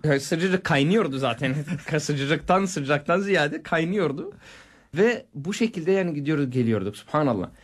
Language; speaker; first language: Turkish; non-native, fluent; Bulgarian